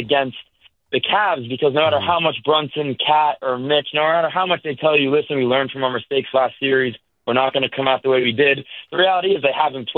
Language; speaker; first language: English; native; English